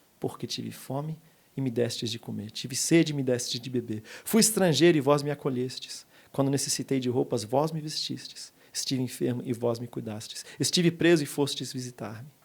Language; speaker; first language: Portuguese; native; Portuguese